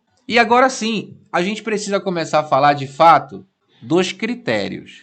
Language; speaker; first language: Portuguese; native; Portuguese